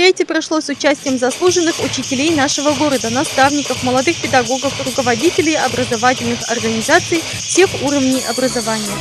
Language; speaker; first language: Russian; native; Russian